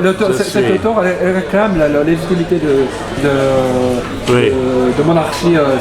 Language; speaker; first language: French; non-native, learner; Japanese